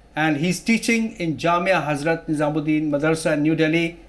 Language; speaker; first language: English; non-native, local second language; Urdu